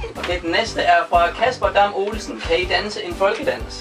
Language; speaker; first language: Danish; native; Danish